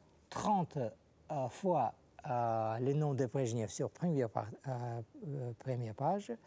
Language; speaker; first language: French; non-native, fluent; Russian